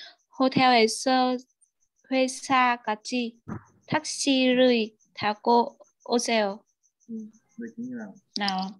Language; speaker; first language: Korean; non-native, learner; Vietnamese